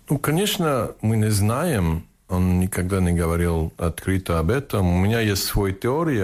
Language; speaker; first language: Russian; non-native, fluent; English